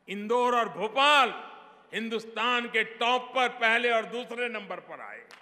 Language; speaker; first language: Hindi; non-native, local second language; Gujarati